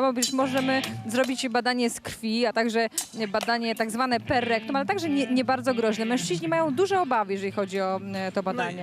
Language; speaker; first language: Polish; native; Polish